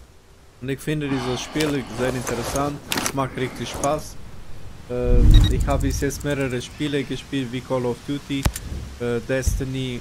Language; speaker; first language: German; non-native, fluent; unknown